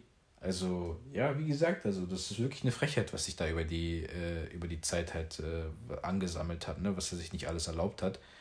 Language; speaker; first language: German; native; German